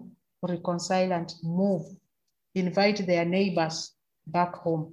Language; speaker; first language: English; non-native, local second language; Luyia